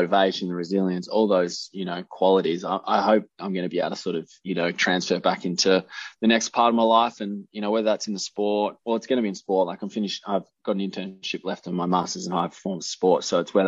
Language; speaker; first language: English; native; English